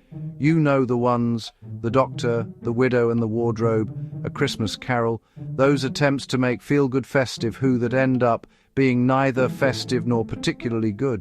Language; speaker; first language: English; native; English